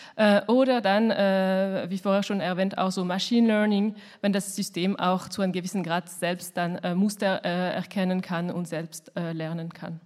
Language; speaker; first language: German; non-native, fluent; French